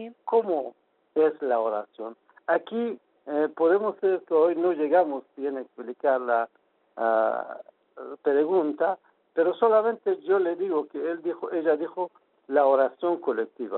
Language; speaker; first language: Spanish; non-native, fluent; Persian